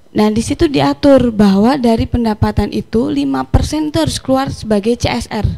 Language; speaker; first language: Indonesian; native; Indonesian